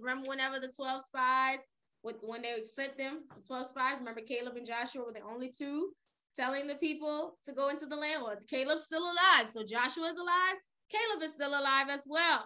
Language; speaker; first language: English; native; English